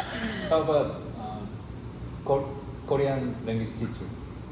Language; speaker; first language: English; non-native, learner; Korean